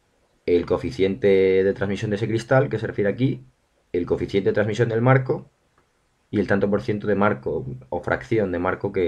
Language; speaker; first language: Spanish; native; Spanish